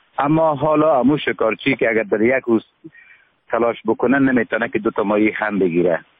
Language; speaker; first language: Persian; native; Persian